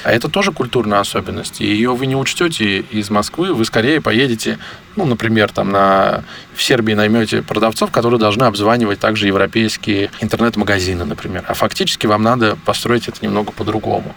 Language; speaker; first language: Russian; native; Russian